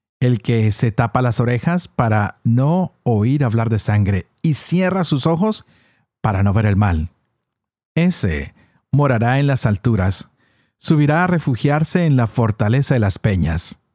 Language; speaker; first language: Spanish; native; Spanish